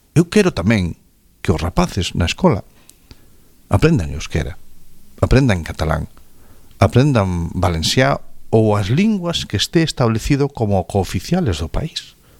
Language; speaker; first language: Galician; non-native, local second language; Spanish